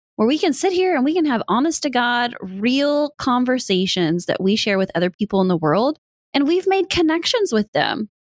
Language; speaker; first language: English; native; English